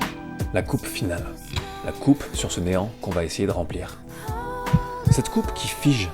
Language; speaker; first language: French; native; French